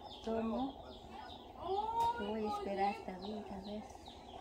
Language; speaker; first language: Spanish; non-native, local second language; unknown